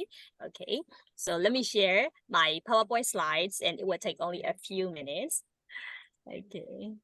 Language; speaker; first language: English; non-native, learner; Burmese